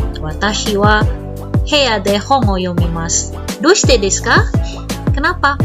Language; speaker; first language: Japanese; non-native, fluent; Indonesian